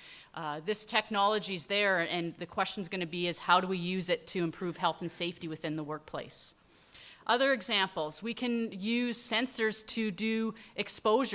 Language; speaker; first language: English; native; English